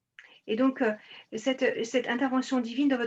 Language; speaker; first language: French; native; French